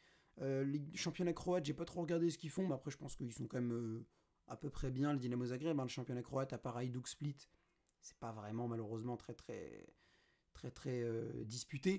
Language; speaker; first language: French; native; French